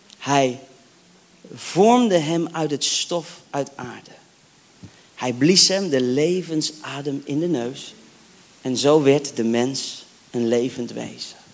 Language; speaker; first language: Dutch; native; Dutch